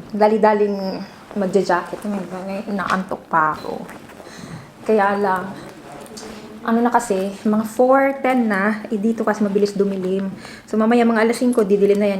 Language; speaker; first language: Filipino; non-native, local second language; Cebuano